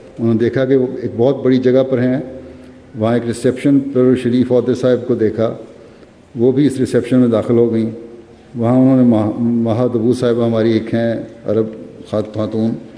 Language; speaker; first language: Urdu; native; Urdu